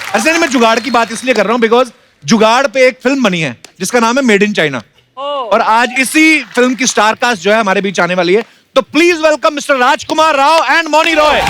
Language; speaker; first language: Hindi; non-native, local second language; Punjabi